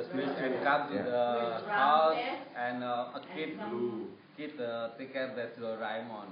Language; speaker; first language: English; non-native, learner; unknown